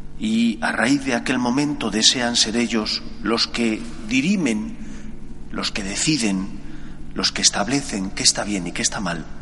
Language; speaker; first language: Spanish; native; Spanish